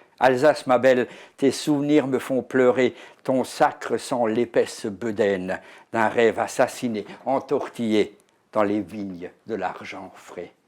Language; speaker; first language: French; native; French